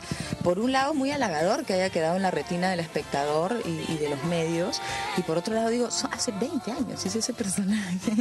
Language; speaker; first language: Spanish; native; Spanish